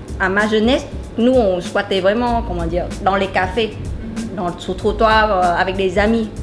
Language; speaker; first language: French; non-native, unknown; Vietnamese